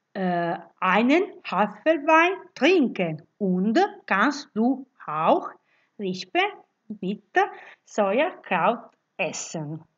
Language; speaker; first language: German; non-native, learner; Italian